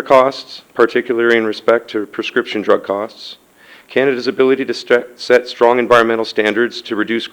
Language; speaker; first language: English; native; English